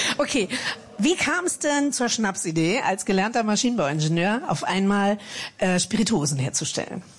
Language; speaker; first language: German; native; German